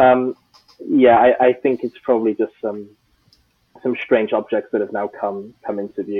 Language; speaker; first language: English; native; English